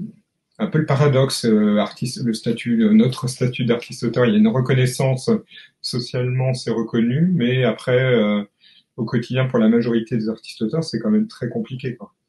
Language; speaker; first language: French; native; French